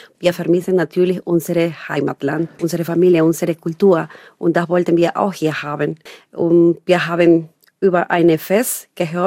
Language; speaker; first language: German; non-native, learner; Spanish